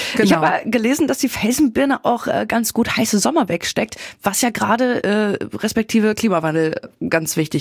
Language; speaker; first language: German; native; German